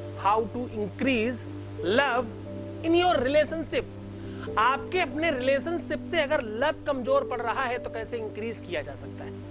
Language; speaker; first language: Hindi; native; Hindi